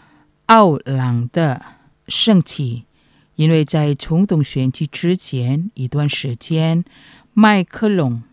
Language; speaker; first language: Chinese; non-native, fluent; Indonesian